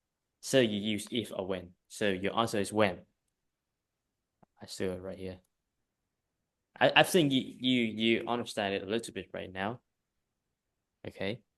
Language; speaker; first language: English; non-native, fluent; Vietnamese